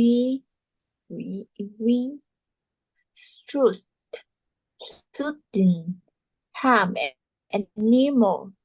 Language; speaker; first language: English; non-native, learner; Vietnamese